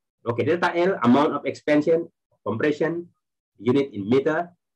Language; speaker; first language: English; non-native, local second language; Malay